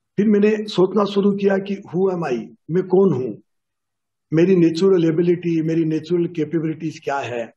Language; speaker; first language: Hindi; native; Hindi